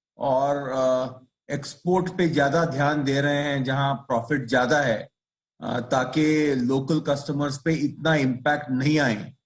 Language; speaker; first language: Hindi; non-native, local second language; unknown